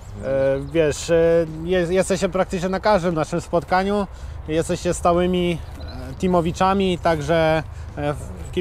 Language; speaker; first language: Polish; native; Polish